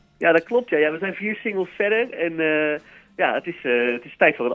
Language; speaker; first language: Dutch; native; Dutch